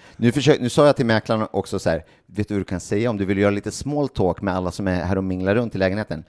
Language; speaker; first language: Swedish; native; Swedish